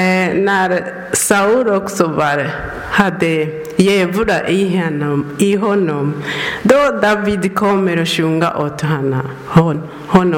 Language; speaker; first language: Swedish; non-native, learner; Persian